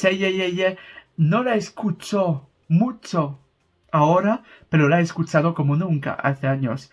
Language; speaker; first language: Spanish; non-native, fluent; French